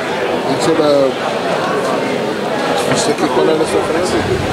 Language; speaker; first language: Portuguese; native; Portuguese